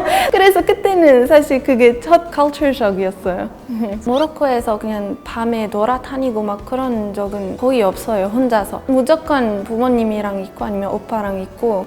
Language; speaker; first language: Korean; non-native, fluent; Arabic